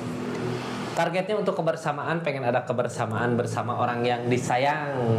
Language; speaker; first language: Indonesian; native; Indonesian